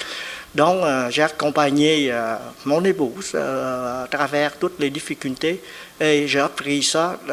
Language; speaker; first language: French; non-native, fluent; Vietnamese